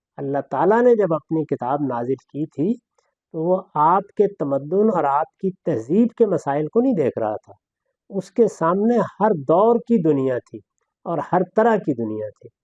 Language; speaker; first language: Urdu; non-native, local second language; Punjabi